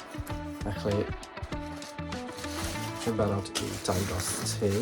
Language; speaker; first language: Welsh; non-native, learner; English